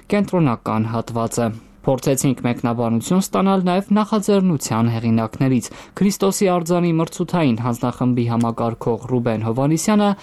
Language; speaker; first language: Armenian; native; Armenian